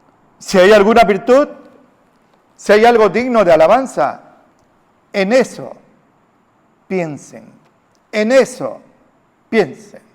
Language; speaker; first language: Spanish; native; Spanish